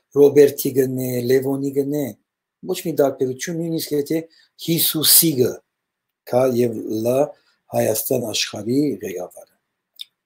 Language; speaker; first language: Armenian; early bilingual, heritage; Armenian